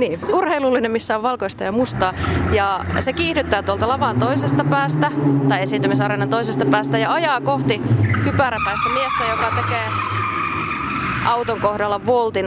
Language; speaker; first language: Finnish; native; Finnish